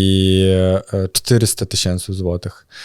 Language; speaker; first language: Polish; non-native, fluent; Russian